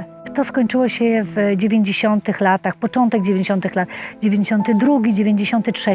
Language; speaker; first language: Polish; native; Polish